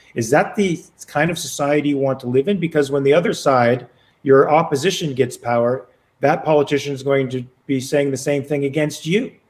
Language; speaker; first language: English; native; English